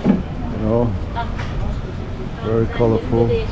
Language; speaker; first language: English; non-native, fluent; Turkish